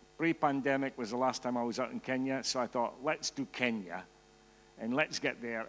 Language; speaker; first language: English; native; English